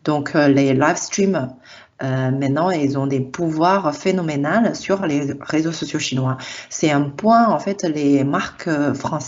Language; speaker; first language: French; non-native, fluent; Chinese